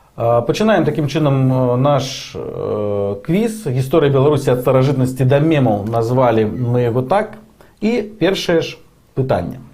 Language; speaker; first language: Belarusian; non-native, local second language; Russian